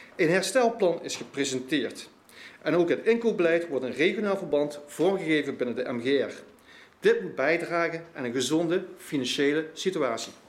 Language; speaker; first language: Dutch; native; Dutch